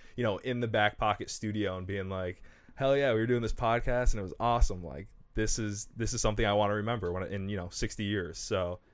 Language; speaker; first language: English; native; English